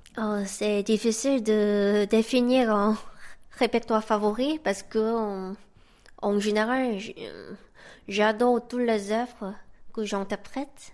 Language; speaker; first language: French; non-native, fluent; Korean